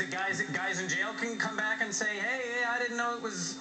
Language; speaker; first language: English; native; English